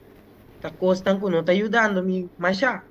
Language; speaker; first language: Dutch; non-native, local second language; Papiamento